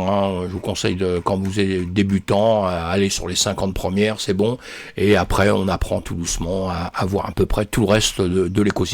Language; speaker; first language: French; native; French